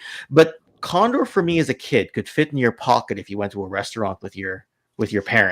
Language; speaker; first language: English; native; English